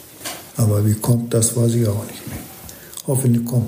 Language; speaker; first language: German; non-native, learner; Turkish